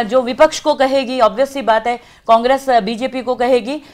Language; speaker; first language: Hindi; native; Hindi